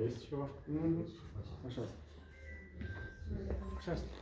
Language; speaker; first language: Romanian; non-native, local second language; Russian